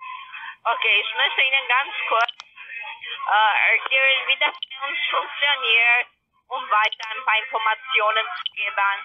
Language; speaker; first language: German; non-native, learner; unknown